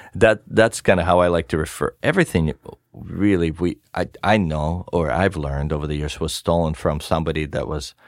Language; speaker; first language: English; non-native, fluent; Russian